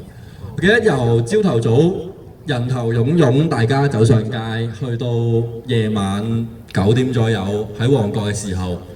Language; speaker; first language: Cantonese; native; Cantonese